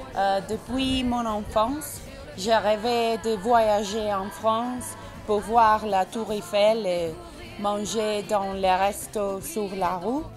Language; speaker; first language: French; non-native, fluent; Spanish